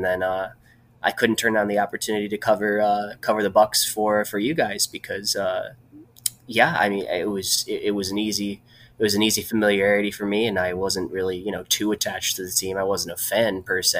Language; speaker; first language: English; native; English